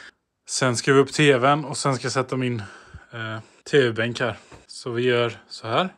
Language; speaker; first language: Swedish; native; Swedish